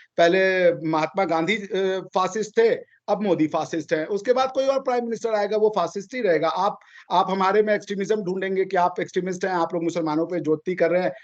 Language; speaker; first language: Hindi; native; Hindi